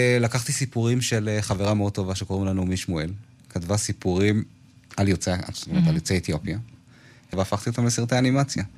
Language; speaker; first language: Hebrew; early bilingual, other home language; Amharic